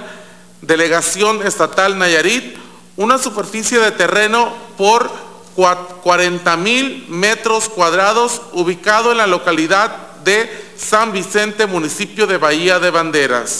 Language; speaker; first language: Spanish; native; Spanish